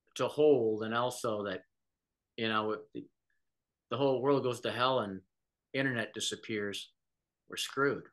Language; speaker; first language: English; native; English